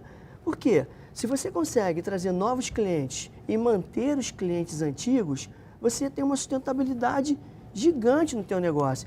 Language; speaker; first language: Portuguese; native; Portuguese